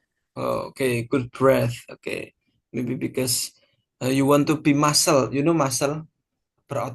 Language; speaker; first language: English; non-native, fluent; Indonesian